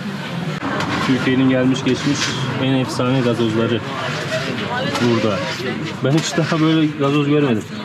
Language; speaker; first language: Turkish; native; Turkish